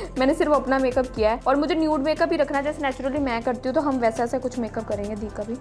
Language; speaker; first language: Hindi; native; Hindi